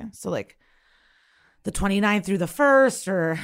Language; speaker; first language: English; early bilingual, other home language; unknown